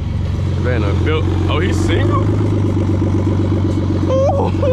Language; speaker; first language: English; native; English